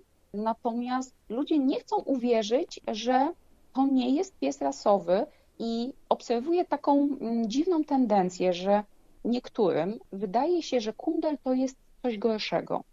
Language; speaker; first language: Polish; native; Polish